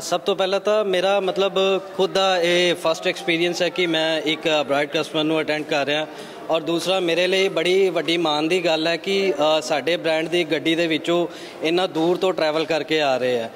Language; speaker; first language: Hindi; non-native, local second language; Punjabi